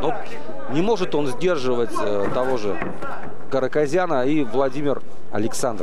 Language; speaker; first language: Russian; native; Russian